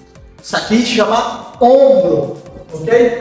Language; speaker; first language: Portuguese; non-native, local second language; Haitian Creole